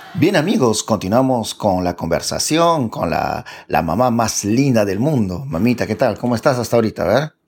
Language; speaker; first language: Spanish; native; Spanish